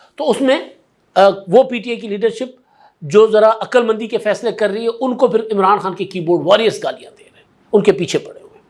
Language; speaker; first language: Urdu; non-native, local second language; Sindhi